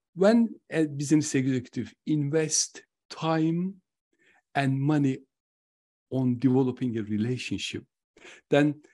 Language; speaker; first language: English; non-native, fluent; Turkish